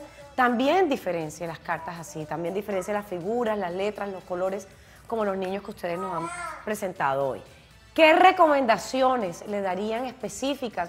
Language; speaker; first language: Spanish; native; Spanish